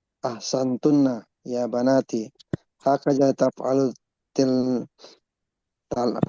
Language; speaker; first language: Arabic; non-native, learner; Indonesian